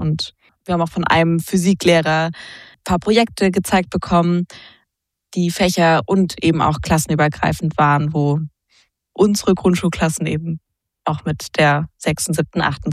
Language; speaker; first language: German; native; German